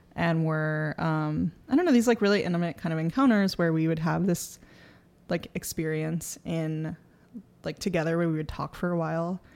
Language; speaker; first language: English; native; English